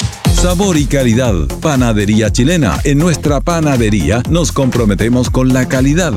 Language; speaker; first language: Spanish; native; Spanish